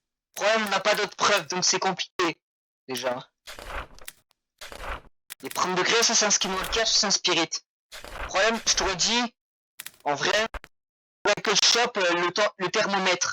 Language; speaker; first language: French; native; French